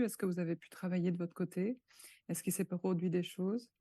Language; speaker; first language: French; native; French